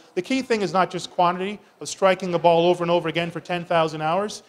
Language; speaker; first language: English; native; English